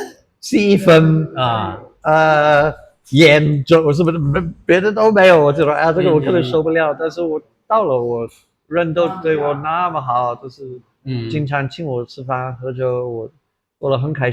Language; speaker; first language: Chinese; non-native, fluent; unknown